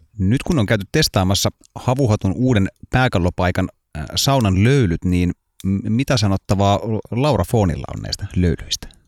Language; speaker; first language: Finnish; native; Finnish